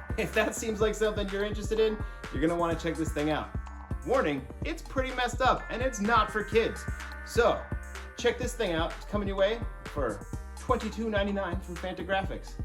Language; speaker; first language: English; native; English